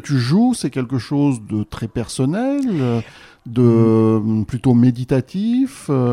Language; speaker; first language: French; native; French